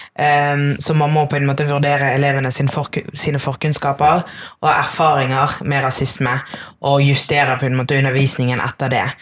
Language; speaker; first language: Norwegian; early bilingual, other home language; Tamil